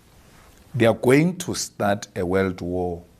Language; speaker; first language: English; non-native, local second language; Northern Sotho